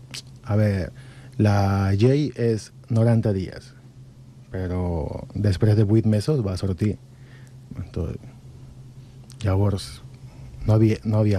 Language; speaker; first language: Catalan; non-native, fluent; Spanish